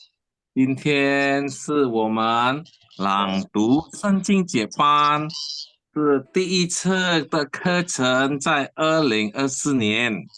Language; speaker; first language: Chinese; non-native, learner; Indonesian